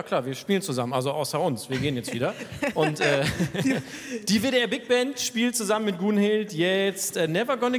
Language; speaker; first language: German; native; German